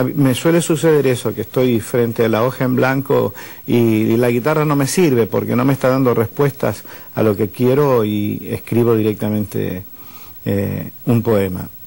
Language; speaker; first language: Spanish; native; Spanish